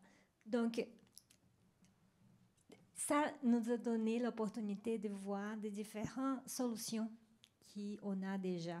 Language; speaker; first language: French; non-native, fluent; Spanish